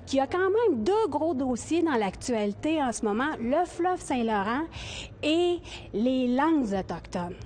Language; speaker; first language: French; native; French